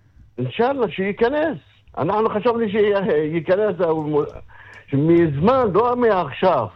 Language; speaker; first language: Hebrew; non-native, local second language; Arabic